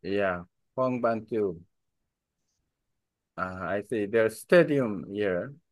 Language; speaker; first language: English; non-native, learner; Korean